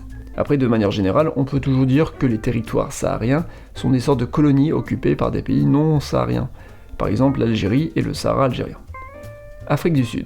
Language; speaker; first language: French; native; French